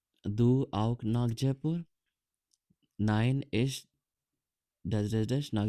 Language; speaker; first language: German; non-native, fluent; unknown